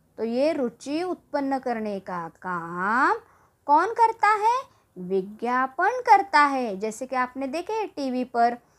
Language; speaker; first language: Hindi; non-native, local second language; Marathi